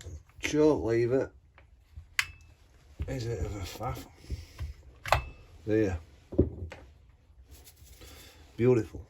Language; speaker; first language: English; native; English